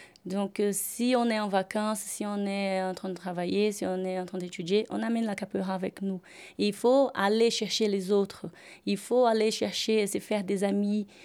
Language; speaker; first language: French; non-native, fluent; Portuguese